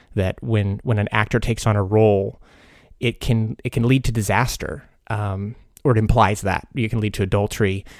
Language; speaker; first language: English; early bilingual, other home language; Hungarian